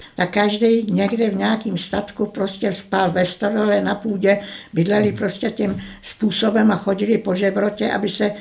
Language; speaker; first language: Czech; non-native, local second language; German